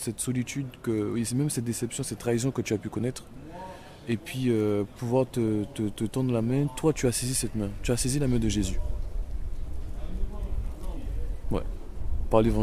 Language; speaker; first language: French; native; French